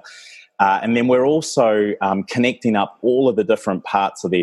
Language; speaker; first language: English; native; English